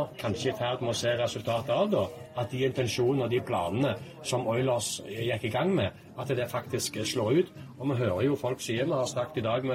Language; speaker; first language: Norwegian; native; Norwegian